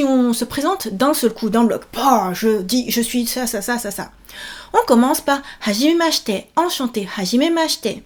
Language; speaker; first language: French; native; French